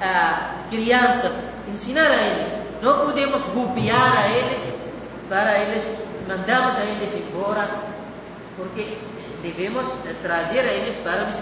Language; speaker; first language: Portuguese; non-native, fluent; Arabic